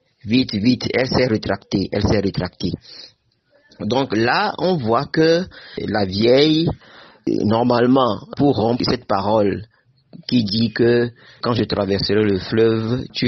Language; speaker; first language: French; non-native, local second language; Ewe